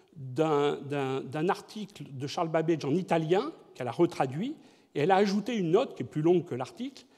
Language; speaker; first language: French; native; French